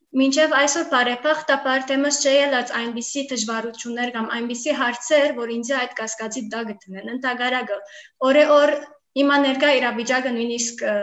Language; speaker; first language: Armenian; early bilingual, heritage; Armenian